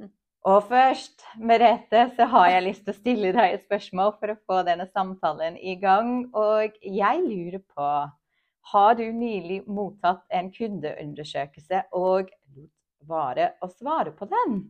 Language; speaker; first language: Norwegian; non-native, fluent; English